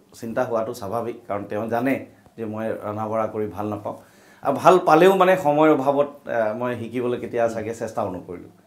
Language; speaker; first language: Assamese; native; Assamese